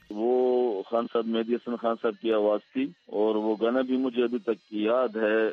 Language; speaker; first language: Urdu; non-native, local second language; Pashto